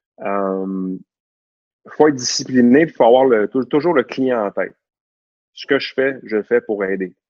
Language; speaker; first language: French; native; French